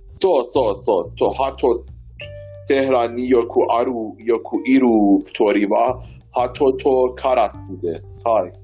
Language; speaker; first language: Japanese; non-native, learner; Persian